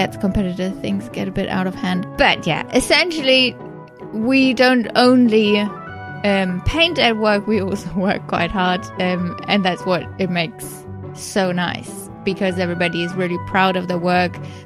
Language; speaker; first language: English; non-native, fluent; German